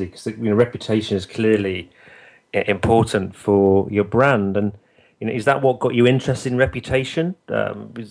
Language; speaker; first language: English; native; English